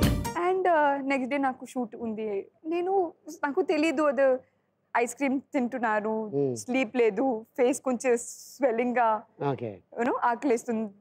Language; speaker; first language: Telugu; non-native, learner; Sindhi